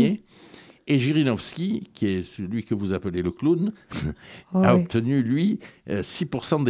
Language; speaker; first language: French; native; French